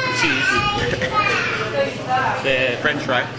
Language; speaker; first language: Hebrew; non-native, learner; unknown